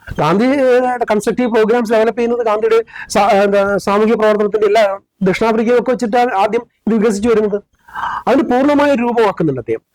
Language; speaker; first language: Malayalam; native; Malayalam